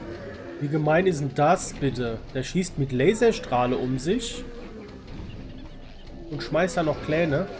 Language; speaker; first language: German; native; German